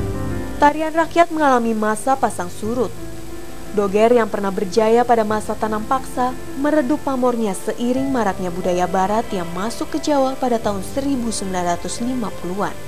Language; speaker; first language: Indonesian; native; Indonesian